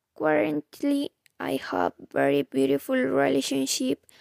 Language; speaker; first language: English; non-native, fluent; Spanish